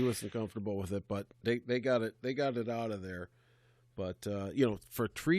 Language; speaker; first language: English; native; English